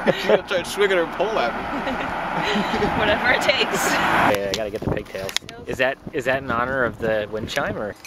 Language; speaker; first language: English; native; English